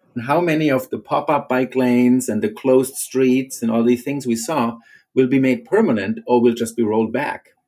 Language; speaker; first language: English; non-native, fluent; German